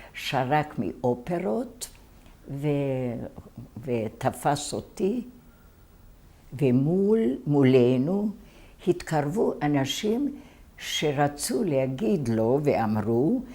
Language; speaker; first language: Hebrew; non-native, fluent; Hungarian